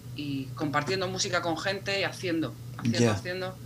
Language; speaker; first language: Spanish; native; Spanish